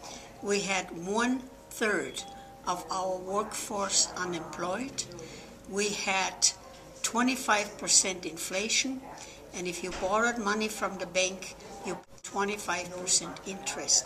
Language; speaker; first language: English; non-native, fluent; German